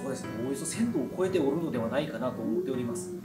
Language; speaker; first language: Japanese; native; Japanese